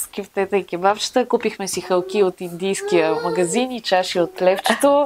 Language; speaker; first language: Bulgarian; native; Bulgarian